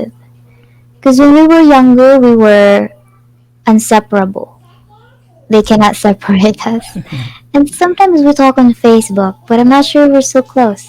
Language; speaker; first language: English; non-native, fluent; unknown